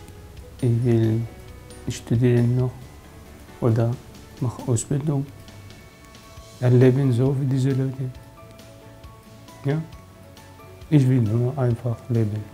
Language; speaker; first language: German; non-native, learner; Arabic